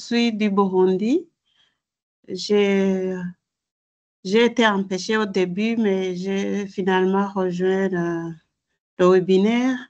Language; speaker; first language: French; non-native, local second language; Rundi